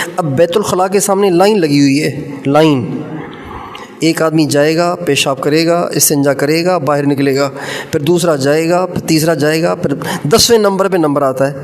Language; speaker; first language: Urdu; native; Urdu